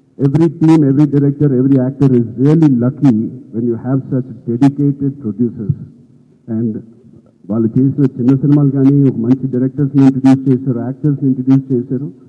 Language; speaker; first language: Telugu; native; Telugu